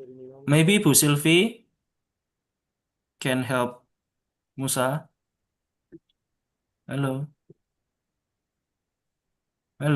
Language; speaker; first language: English; non-native, local second language; Javanese